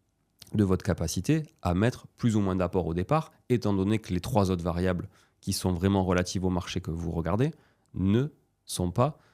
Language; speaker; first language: French; native; French